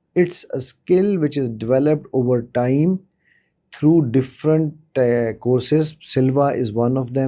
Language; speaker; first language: English; non-native, local second language; Urdu